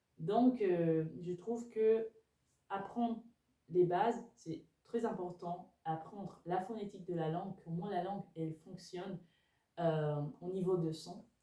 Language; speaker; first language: French; non-native, fluent; Spanish